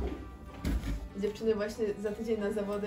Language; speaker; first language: Polish; native; Polish